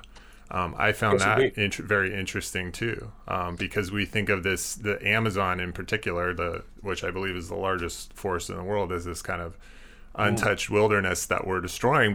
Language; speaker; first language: English; native; English